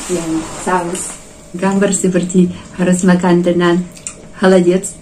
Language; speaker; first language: Indonesian; non-native, learner; Russian